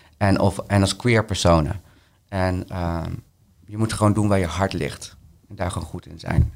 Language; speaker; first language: Dutch; early bilingual, other home language; Spanish